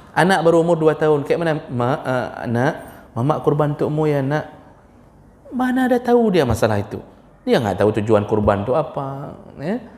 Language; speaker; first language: Malay; non-native, local second language; Achinese